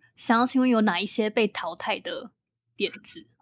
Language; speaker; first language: Chinese; native; Chinese